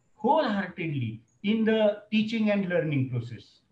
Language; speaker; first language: English; non-native, local second language; Marathi